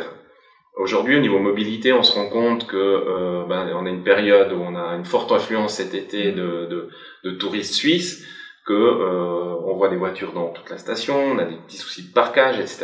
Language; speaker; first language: French; native; French